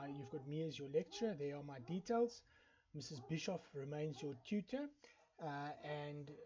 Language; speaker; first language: English; non-native, local second language; Afrikaans